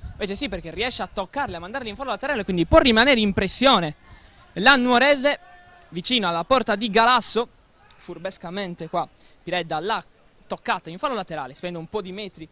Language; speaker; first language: Italian; native; Italian